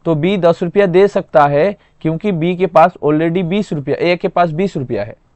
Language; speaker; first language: Hindi; non-native, local second language; Assamese